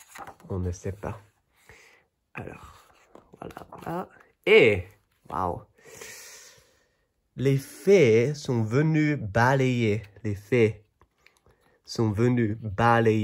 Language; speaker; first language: French; non-native, fluent; Chinese